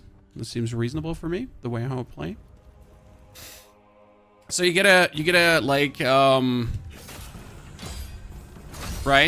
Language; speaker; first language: English; non-native, fluent; German